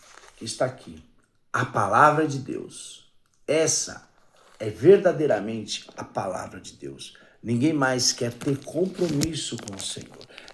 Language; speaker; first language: Portuguese; native; Portuguese